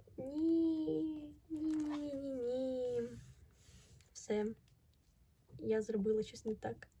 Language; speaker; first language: Ukrainian; non-native, local second language; Russian